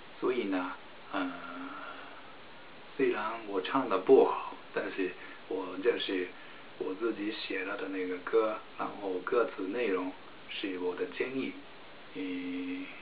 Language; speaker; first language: Chinese; non-native, fluent; Japanese